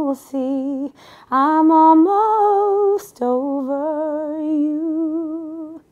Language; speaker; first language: English; native; English